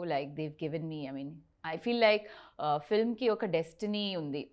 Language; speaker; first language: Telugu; non-native, learner; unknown